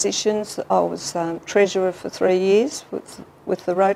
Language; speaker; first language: English; native; English